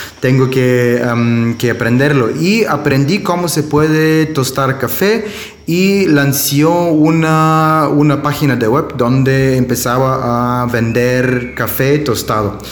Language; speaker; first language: Spanish; non-native, learner; German